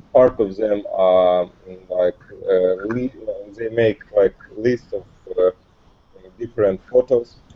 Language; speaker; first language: English; non-native, learner; Russian